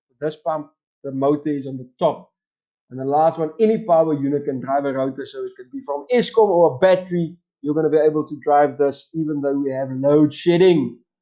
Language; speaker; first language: English; non-native, local second language; Afrikaans